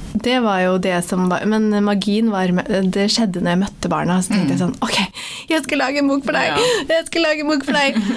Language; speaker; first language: Norwegian; early bilingual, other home language; Somali